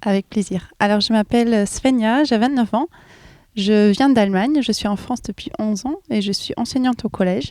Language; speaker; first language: French; non-native, fluent; German